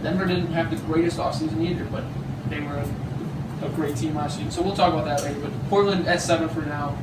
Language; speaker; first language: English; native; English